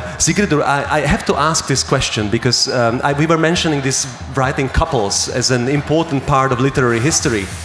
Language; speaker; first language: English; non-native, fluent; Slovak